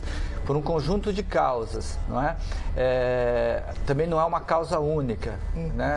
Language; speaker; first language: Portuguese; native; Portuguese